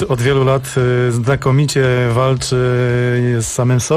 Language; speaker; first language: Polish; native; Polish